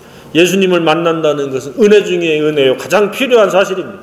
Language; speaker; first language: Korean; native; Korean